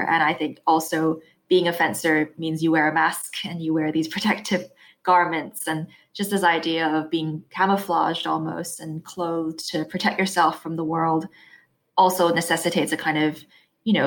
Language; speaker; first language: English; non-native, local second language; Cantonese